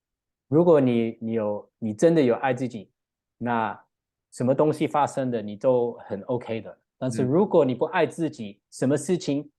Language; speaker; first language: Chinese; non-native, learner; English